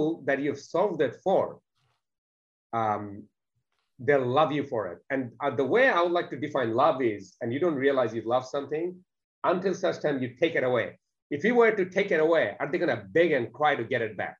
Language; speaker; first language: English; non-native, local second language; Bangla